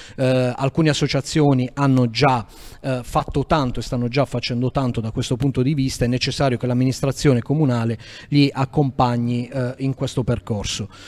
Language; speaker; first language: Italian; native; Italian